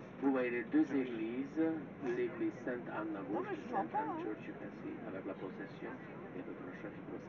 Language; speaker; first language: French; non-native, fluent; Hungarian